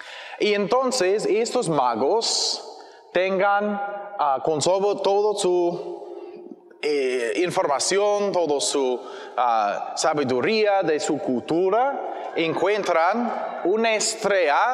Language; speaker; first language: Spanish; non-native, learner; English